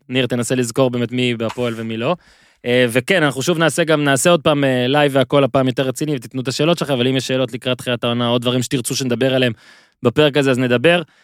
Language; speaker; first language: Hebrew; native; Hebrew